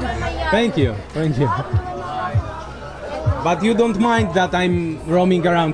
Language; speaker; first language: English; non-native, learner; Polish